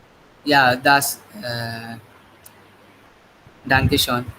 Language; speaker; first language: German; non-native, learner; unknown